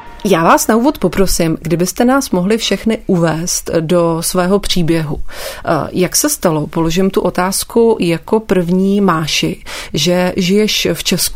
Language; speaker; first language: Czech; native; Czech